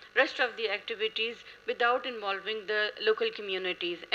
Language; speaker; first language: English; non-native, local second language; Urdu